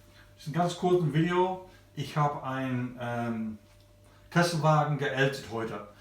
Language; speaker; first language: German; non-native, learner; English